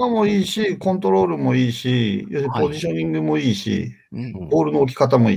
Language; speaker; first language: Japanese; native; Japanese